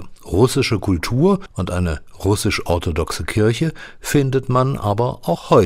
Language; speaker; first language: German; native; German